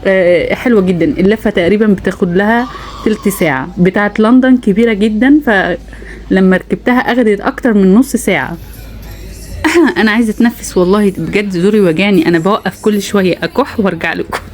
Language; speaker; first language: Arabic; native; Arabic